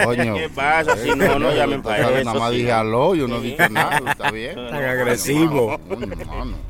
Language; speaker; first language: Spanish; early bilingual, heritage; Spanish